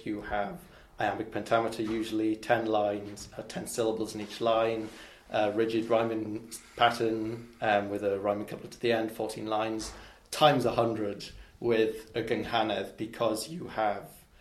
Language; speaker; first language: English; non-native, local second language; Welsh